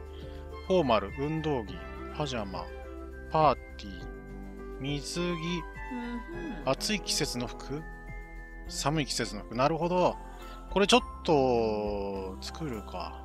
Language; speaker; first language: Japanese; native; Japanese